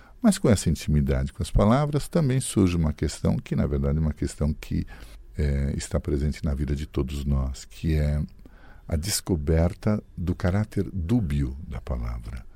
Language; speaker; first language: Portuguese; early bilingual, other home language; Italian